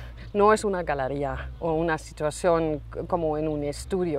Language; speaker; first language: Spanish; non-native, fluent; German